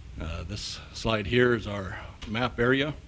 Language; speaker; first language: English; native; English